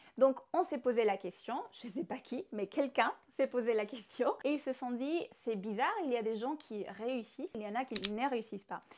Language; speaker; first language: French; non-native, fluent; Spanish